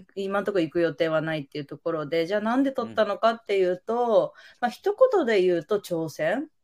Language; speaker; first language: Japanese; native; Japanese